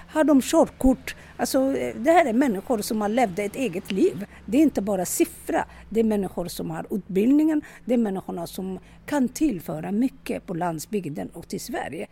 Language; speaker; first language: Swedish; non-native, local second language; Somali